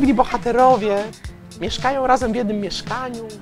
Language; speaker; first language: Polish; native; Polish